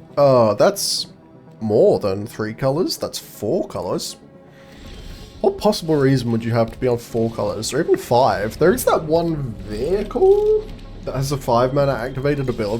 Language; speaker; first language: English; native; English